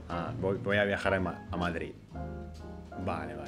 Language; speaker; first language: Spanish; non-native, fluent; Indonesian